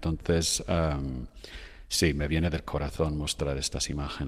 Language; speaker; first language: Spanish; non-native, fluent; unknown